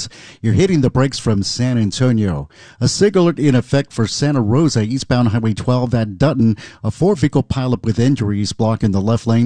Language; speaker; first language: English; native; English